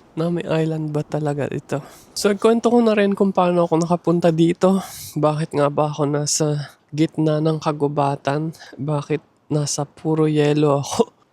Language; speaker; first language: Filipino; native; Filipino